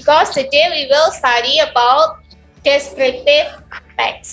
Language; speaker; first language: English; non-native, learner; Indonesian